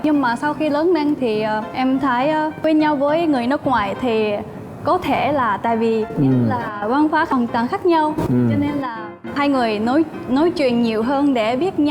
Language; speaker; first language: Vietnamese; non-native, fluent; Japanese